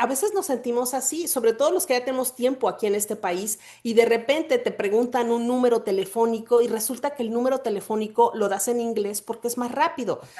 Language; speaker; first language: Spanish; native; Spanish